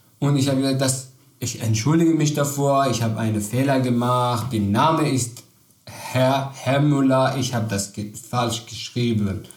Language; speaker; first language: German; non-native, learner; Persian